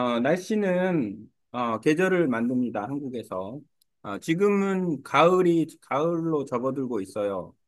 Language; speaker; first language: Korean; native; Korean